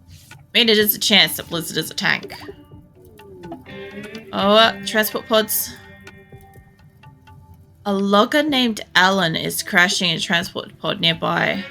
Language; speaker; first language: English; native; English